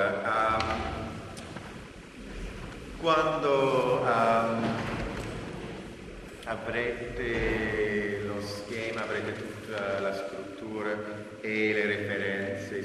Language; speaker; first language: Italian; non-native, fluent; English